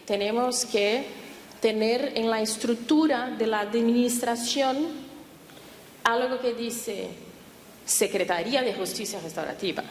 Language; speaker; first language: Spanish; non-native, fluent; Portuguese